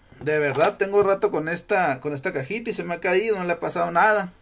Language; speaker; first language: Spanish; native; Spanish